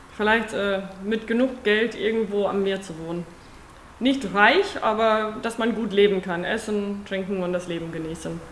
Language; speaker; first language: German; non-native, fluent; Afrikaans